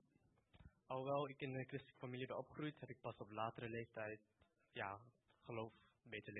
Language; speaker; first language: Dutch; early bilingual, other home language; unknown